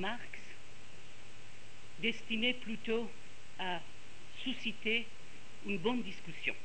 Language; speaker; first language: French; non-native, fluent; Persian